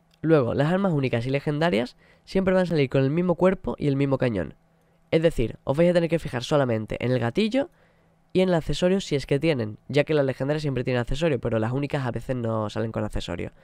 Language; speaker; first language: Spanish; native; Spanish